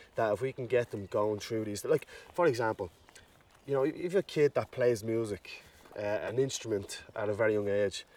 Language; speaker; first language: English; native; English